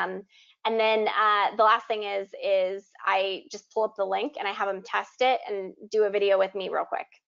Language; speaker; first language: English; native; English